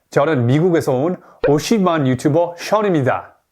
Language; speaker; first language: Korean; non-native, fluent; English